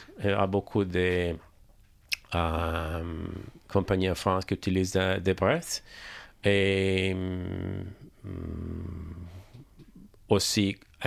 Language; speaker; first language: French; non-native, learner; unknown